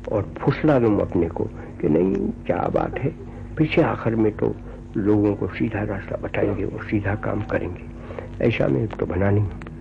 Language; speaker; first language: Hindi; non-native, local second language; Gujarati